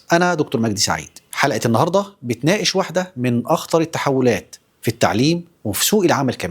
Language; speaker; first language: Arabic; native; Arabic